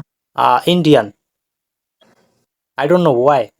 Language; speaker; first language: English; non-native, fluent; Bangla